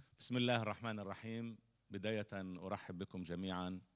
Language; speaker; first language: Arabic; native; Arabic